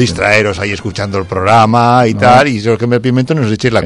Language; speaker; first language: Spanish; native; Spanish